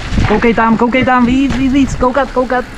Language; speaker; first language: Czech; native; Czech